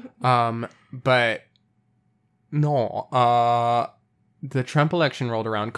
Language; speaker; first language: English; native; English